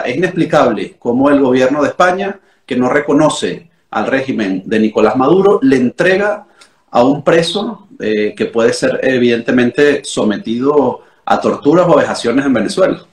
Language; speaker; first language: Spanish; native; Spanish